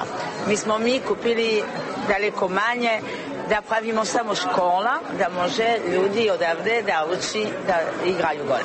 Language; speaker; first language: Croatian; non-native, learner; French